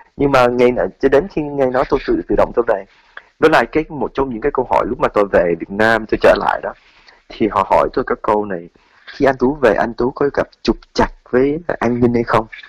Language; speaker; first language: Vietnamese; early bilingual, heritage; Vietnamese